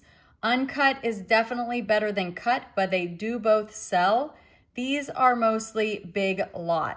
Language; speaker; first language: English; native; English